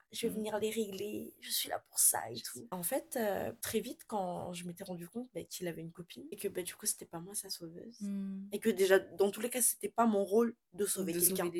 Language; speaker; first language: French; non-native, local second language; Malagasy